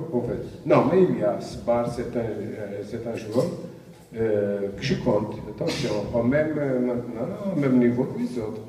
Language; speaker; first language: French; non-native, fluent; Portuguese